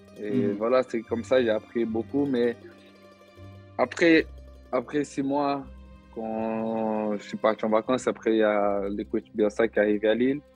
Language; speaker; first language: French; non-native, learner; Portuguese